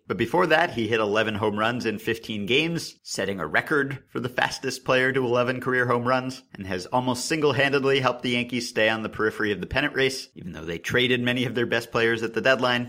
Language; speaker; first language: English; native; English